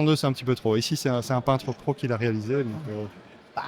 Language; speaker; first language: French; native; French